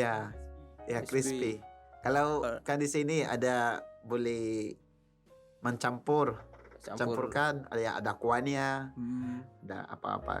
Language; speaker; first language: Indonesian; non-native, learner; Tausug